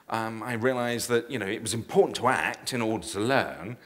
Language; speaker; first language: English; native; English